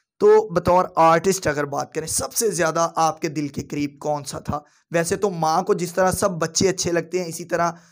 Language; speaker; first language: Urdu; non-native, local second language; Punjabi